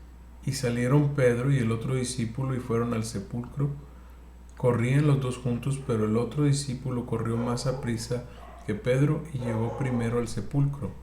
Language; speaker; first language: Spanish; native; Spanish